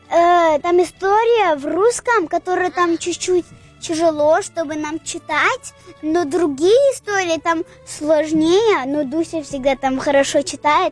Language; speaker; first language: Russian; early bilingual, heritage; English